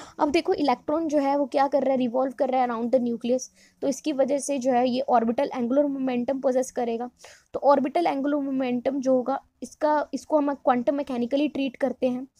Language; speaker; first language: Hindi; non-native, local second language; Punjabi